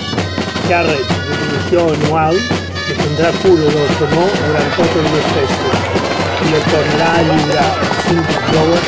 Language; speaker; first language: Catalan; native; Catalan